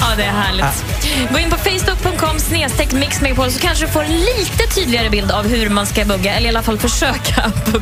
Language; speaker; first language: Swedish; native; Swedish